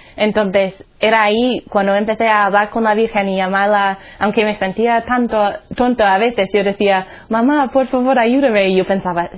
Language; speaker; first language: Spanish; non-native, fluent; English